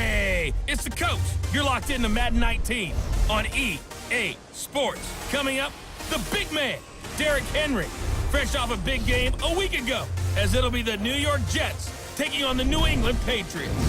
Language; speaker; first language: English; native; English